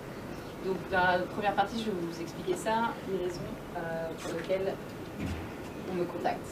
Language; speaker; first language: French; native; French